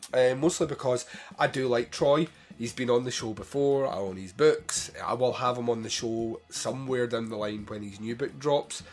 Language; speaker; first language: English; native; English